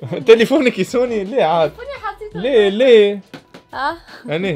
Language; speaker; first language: Arabic; native; Arabic